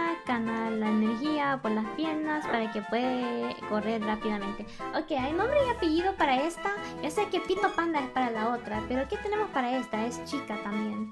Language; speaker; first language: Spanish; early bilingual, heritage; English